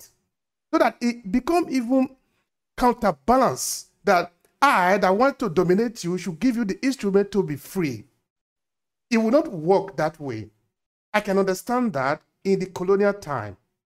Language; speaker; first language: English; non-native, local second language; Bini